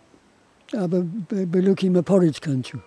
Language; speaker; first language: Nepali; non-native, learner; English